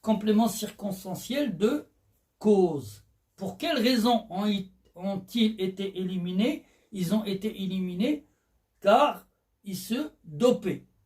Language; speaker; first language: French; non-native, local second language; Arabic